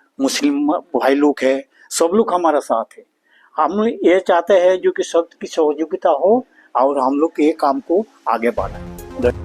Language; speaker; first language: Hindi; non-native, local second language; Bangla